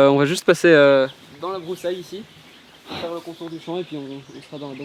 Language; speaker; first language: French; native; French